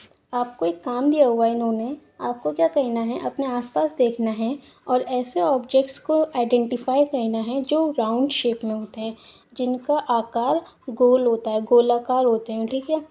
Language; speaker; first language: Hindi; native; Hindi